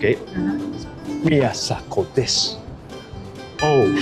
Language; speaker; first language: English; non-native, learner; Japanese